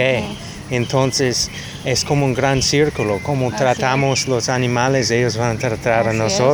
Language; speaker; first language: Spanish; non-native, learner; English